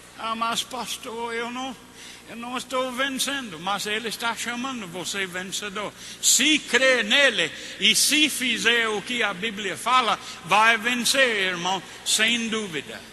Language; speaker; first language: Portuguese; non-native, fluent; English